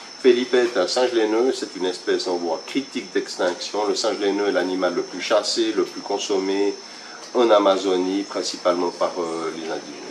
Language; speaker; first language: French; native; French